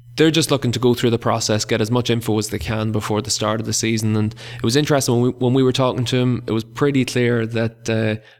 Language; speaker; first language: English; native; English